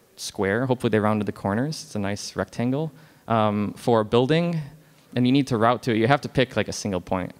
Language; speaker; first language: English; native; English